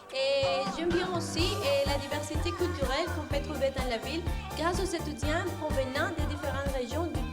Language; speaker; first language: French; non-native, learner; Spanish